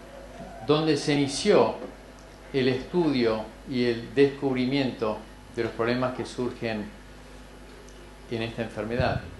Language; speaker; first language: Spanish; native; Spanish